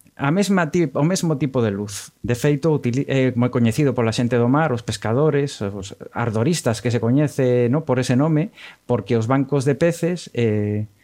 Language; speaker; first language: Galician; non-native, local second language; Spanish